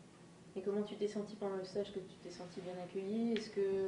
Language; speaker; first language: French; native; French